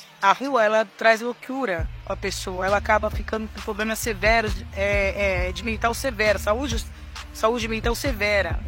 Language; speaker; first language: Portuguese; native; Portuguese